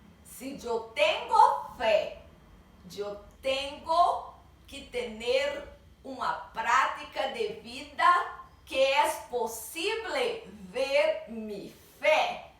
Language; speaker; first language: Spanish; non-native, learner; Portuguese